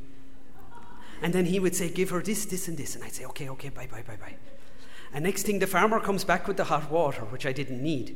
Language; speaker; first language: English; native; English